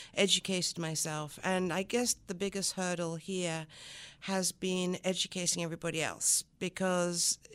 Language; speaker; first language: English; non-native, fluent; French